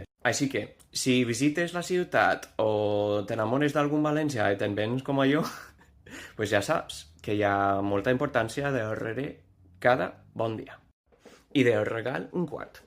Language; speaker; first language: Catalan; non-native, fluent; English